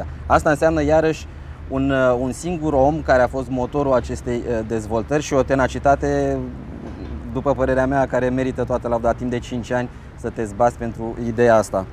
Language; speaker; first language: Romanian; native; Romanian